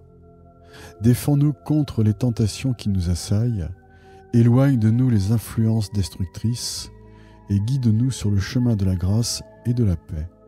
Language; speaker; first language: French; native; French